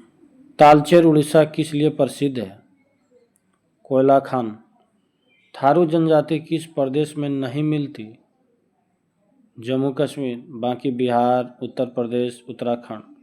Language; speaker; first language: Hindi; native; Hindi